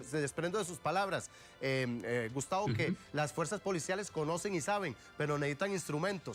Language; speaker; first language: Spanish; native; Spanish